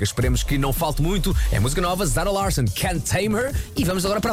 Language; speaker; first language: Portuguese; native; Portuguese